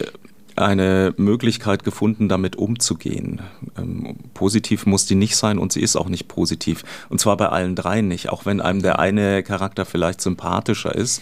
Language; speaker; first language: German; native; German